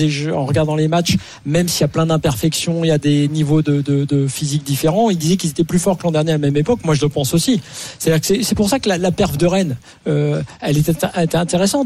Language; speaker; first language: French; native; French